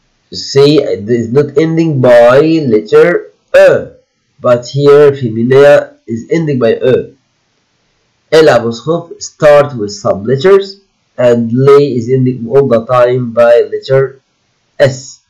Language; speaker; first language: English; non-native, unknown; Arabic